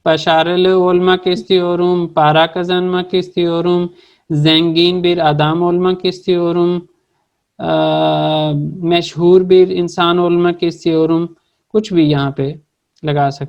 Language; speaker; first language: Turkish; non-native, fluent; Urdu